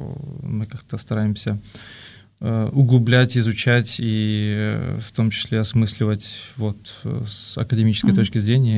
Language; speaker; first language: Russian; native; Russian